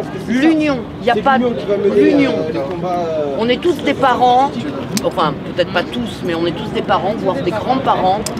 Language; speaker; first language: French; native; French